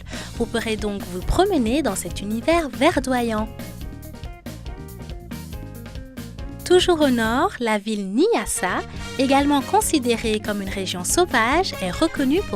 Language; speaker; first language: French; native; French